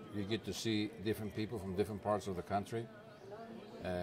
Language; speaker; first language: English; non-native, fluent; Greek